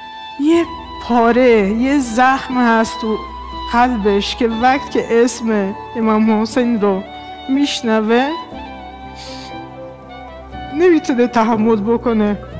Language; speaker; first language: Persian; non-native, fluent; Portuguese